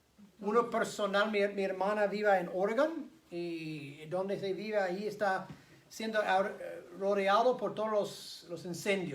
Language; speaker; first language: Spanish; non-native, fluent; English